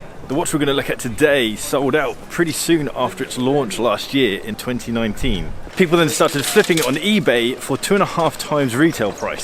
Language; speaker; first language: English; native; English